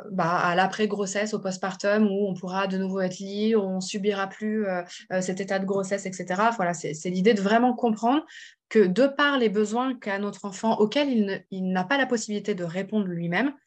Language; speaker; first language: French; native; French